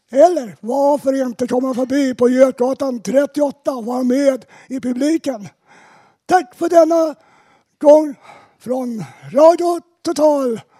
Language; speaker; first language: Swedish; native; Swedish